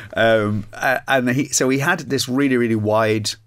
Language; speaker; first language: English; native; English